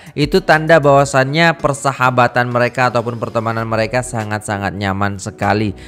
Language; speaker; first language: Indonesian; native; Indonesian